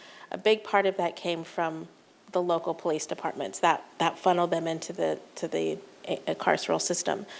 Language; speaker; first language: English; native; English